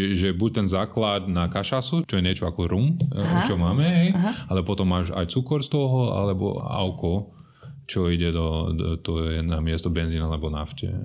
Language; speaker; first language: Slovak; non-native, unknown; Portuguese